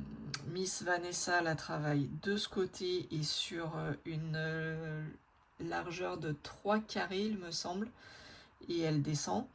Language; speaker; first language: French; native; French